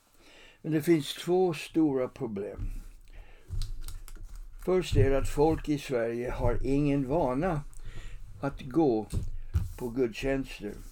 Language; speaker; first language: Swedish; non-native, fluent; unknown